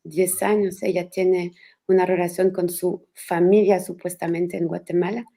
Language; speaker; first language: Spanish; non-native, learner; French